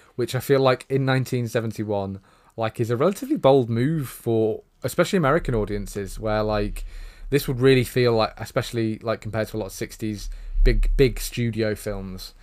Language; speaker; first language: English; native; English